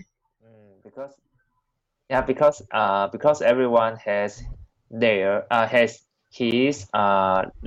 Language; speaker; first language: English; non-native, learner; Chinese